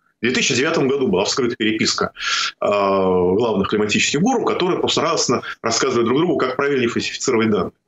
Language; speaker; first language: Russian; native; Russian